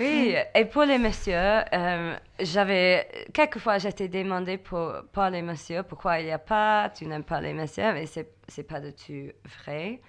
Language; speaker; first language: French; non-native, learner; English